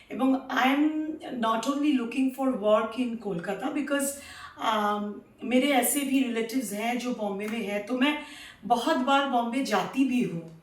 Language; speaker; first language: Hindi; non-native, local second language; Bangla